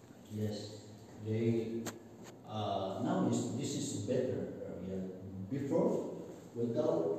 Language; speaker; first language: English; non-native, learner; Korean